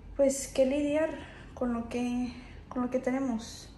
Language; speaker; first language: Spanish; early bilingual, heritage; Spanish